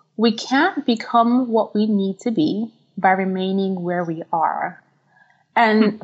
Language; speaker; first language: English; non-native, local second language; Yoruba